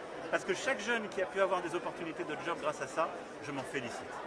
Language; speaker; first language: French; native; French